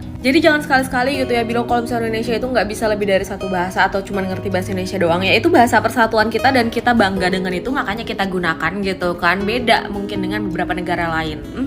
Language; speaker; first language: Indonesian; native; Indonesian